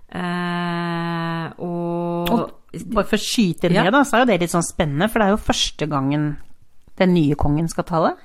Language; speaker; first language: Norwegian; native; Norwegian